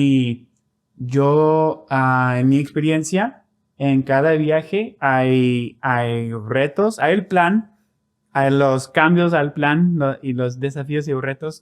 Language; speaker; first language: Spanish; non-native, fluent; English